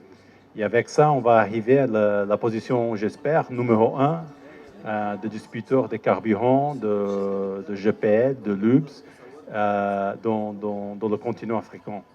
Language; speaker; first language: French; non-native, fluent; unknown